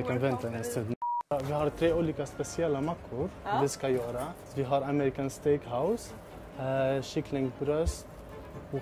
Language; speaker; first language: Swedish; non-native, fluent; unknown